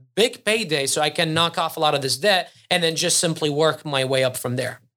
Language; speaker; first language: English; early bilingual, other home language; Arabic